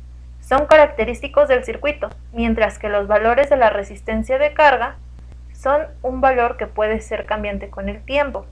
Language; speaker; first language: Spanish; native; Spanish